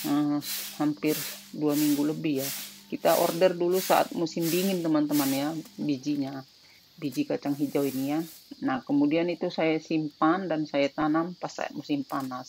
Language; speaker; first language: Indonesian; native; Indonesian